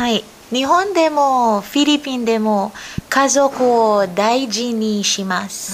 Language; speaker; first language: Japanese; non-native, learner; Filipino